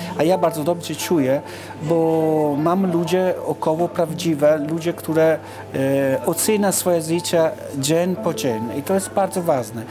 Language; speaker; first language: Polish; non-native, learner; Italian